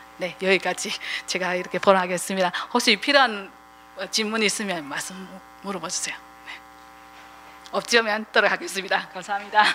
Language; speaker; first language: Korean; non-native, fluent; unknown